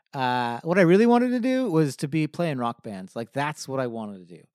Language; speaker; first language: English; native; English